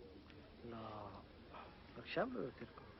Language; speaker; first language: Hebrew; non-native, learner; Amharic